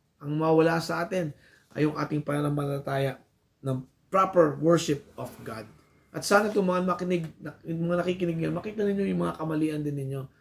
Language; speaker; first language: Filipino; non-native, local second language; Iloko